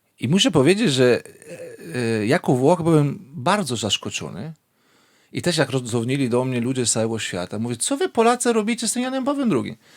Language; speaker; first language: Polish; non-native, fluent; Italian